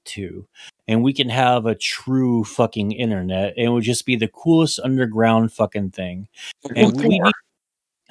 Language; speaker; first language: English; native; English